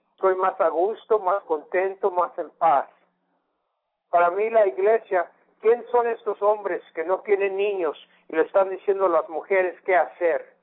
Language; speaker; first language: Spanish; early bilingual, heritage; Spanish